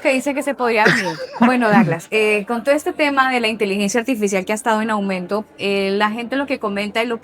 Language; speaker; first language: Spanish; native; Spanish